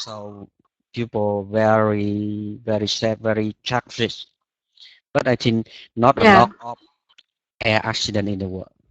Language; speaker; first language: English; non-native, learner; Vietnamese